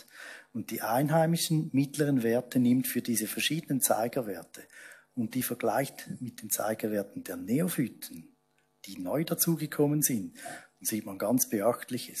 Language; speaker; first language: German; native; German